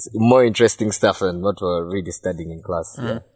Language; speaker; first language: English; non-native, local second language; Ganda